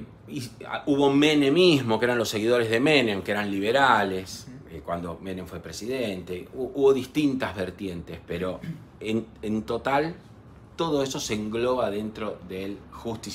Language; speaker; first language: Spanish; native; Spanish